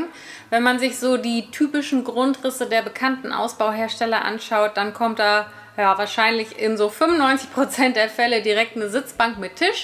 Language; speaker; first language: German; native; German